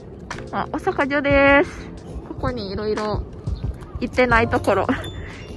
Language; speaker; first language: Japanese; non-native, learner; Indonesian